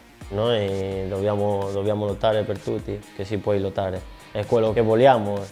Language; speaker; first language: Italian; non-native, fluent; Spanish